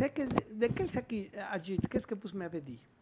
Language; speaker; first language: French; non-native, fluent; Spanish